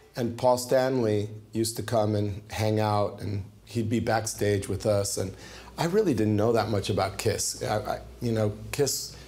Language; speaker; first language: English; native; English